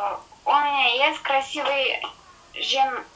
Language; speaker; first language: Russian; non-native, learner; Kyrgyz